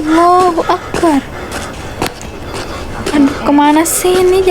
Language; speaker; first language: Indonesian; native; Indonesian